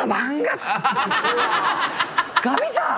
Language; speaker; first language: Indonesian; non-native, learner; Japanese